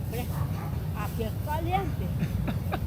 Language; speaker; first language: Spanish; native; Spanish